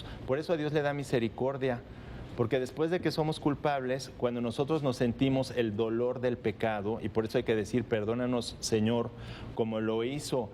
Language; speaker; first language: Spanish; native; Spanish